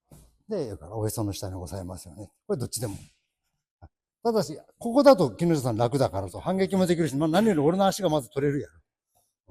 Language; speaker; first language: Japanese; native; Japanese